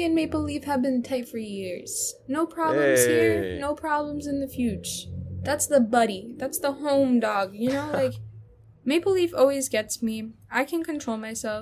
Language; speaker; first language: English; early bilingual, other home language; Russian